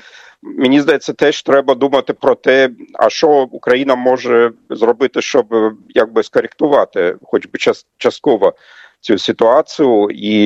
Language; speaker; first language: Ukrainian; non-native, fluent; German